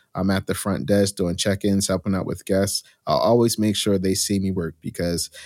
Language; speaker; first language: English; native; English